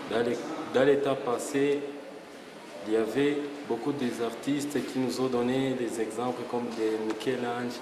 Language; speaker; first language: French; non-native, local second language; Kinyarwanda